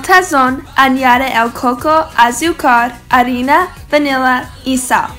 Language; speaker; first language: Spanish; non-native, learner; English